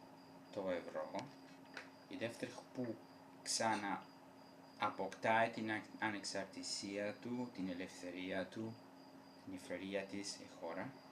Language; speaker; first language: Greek; non-native, fluent; Italian